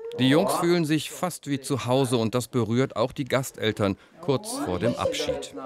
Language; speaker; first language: German; native; German